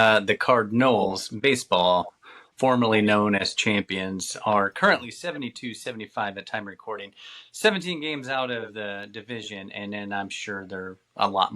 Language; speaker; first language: English; native; English